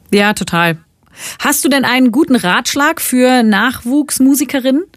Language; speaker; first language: German; native; German